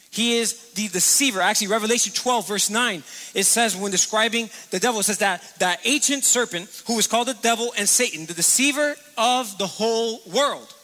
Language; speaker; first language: English; native; English